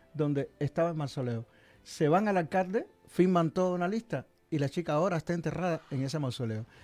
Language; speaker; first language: Spanish; native; Spanish